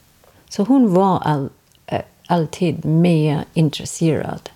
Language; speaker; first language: Swedish; non-native, learner; English